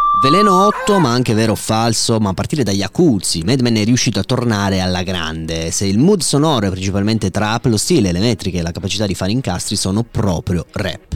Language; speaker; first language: Italian; native; Italian